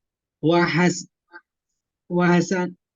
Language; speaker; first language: Arabic; non-native, learner; Indonesian